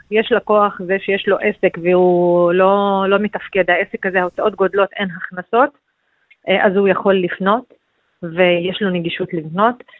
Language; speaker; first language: Hebrew; non-native, local second language; Arabic